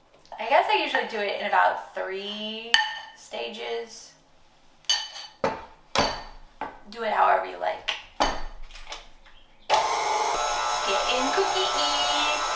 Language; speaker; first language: English; native; English